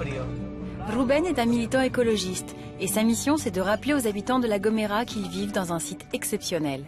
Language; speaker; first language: French; native; French